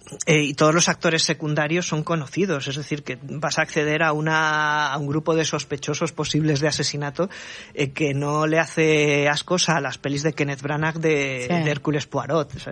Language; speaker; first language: Spanish; native; Spanish